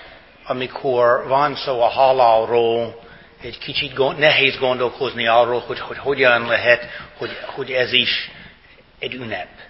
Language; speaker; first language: Hungarian; non-native, fluent; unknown